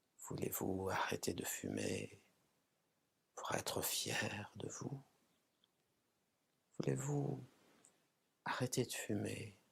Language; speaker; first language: French; native; French